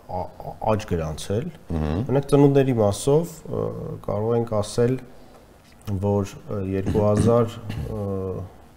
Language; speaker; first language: Armenian; native; Armenian